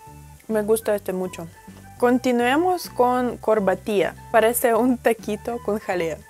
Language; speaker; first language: Spanish; non-native, fluent; Russian